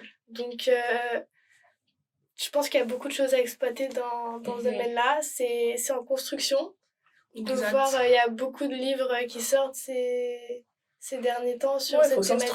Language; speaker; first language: French; native; French